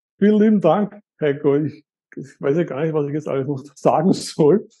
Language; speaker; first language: German; native; German